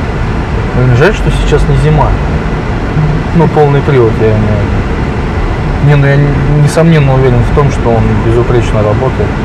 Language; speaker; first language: Russian; native; Russian